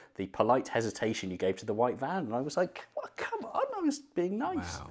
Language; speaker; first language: English; native; English